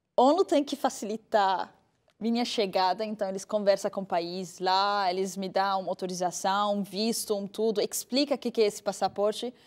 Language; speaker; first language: Portuguese; non-native, fluent; Arabic